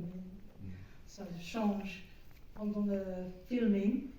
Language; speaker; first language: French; non-native, learner; English